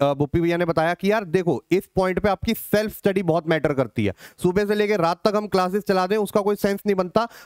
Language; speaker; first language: Hindi; native; Hindi